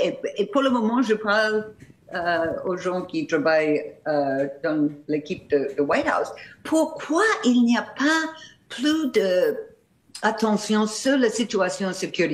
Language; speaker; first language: French; non-native, fluent; English